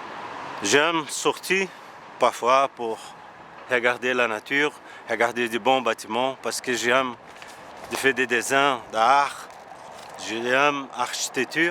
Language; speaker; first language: French; non-native, learner; Portuguese